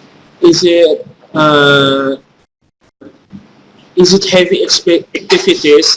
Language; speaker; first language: English; non-native, fluent; Indonesian